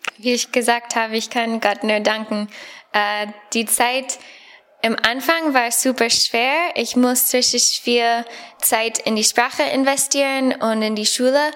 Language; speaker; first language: German; non-native, learner; English